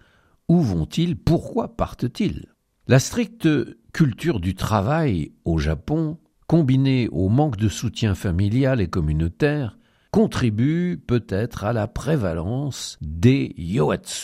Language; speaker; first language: French; native; French